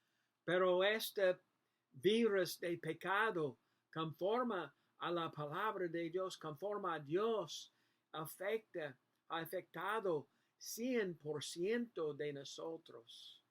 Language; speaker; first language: Spanish; non-native, learner; English